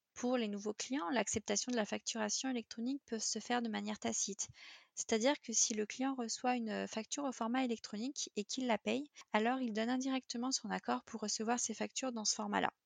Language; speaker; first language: French; native; French